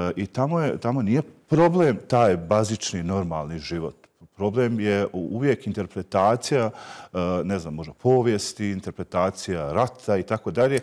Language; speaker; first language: Croatian; native; Croatian